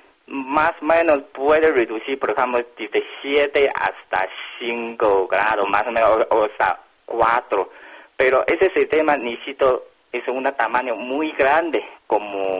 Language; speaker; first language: Spanish; non-native, learner; Chinese